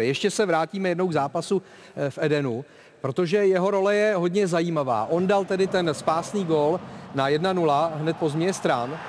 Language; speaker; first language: Czech; native; Czech